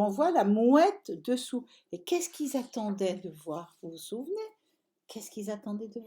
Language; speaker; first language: French; native; French